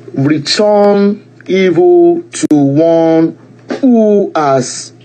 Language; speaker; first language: English; non-native, local second language; Yoruba